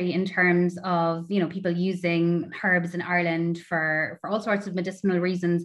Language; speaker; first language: English; native; English